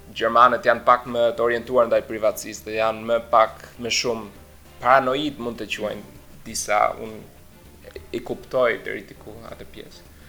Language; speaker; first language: Albanian; early bilingual, heritage; Albanian